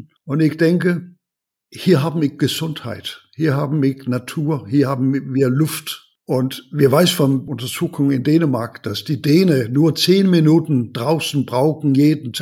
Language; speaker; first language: German; non-native, learner; Danish